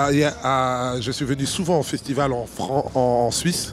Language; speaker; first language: French; native; French